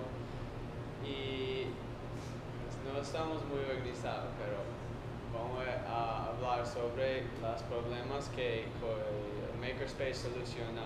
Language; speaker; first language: Spanish; non-native, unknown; English